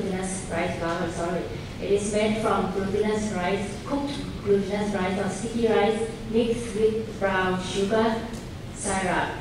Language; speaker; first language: English; non-native, fluent; Thai